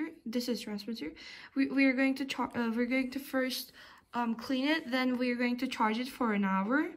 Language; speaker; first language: English; non-native, fluent; Turkish